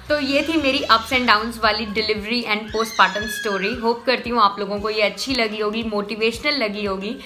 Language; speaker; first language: Hindi; native; Hindi